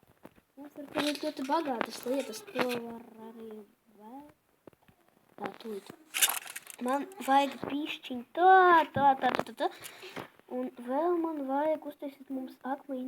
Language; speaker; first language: Latvian; non-native, local second language; Russian